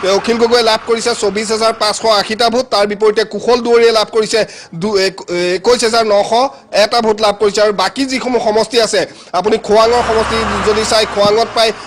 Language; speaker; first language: Assamese; native; Assamese